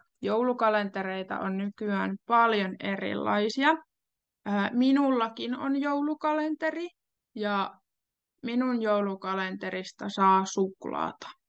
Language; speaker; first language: Finnish; native; Finnish